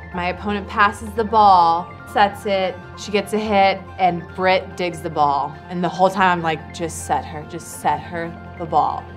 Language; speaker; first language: English; native; English